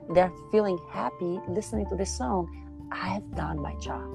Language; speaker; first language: English; non-native, fluent; Albanian